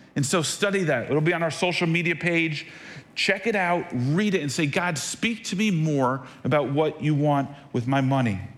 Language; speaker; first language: English; native; English